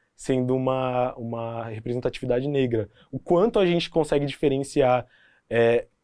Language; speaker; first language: Portuguese; native; Portuguese